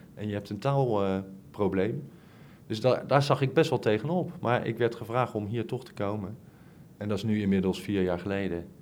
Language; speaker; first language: Dutch; native; Dutch